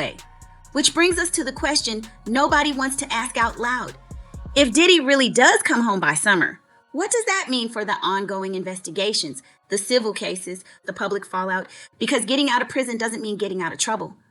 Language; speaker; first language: English; native; English